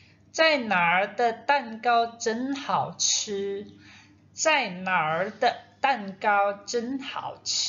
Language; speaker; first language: Chinese; non-native, fluent; Indonesian